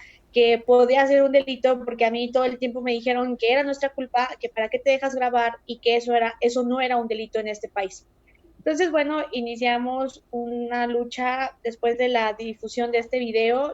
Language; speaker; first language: Spanish; native; Spanish